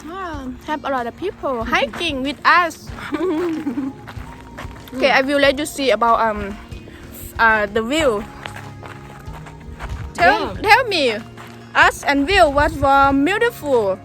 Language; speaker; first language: English; non-native, learner; Thai